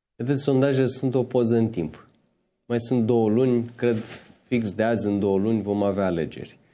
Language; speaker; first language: Romanian; native; Romanian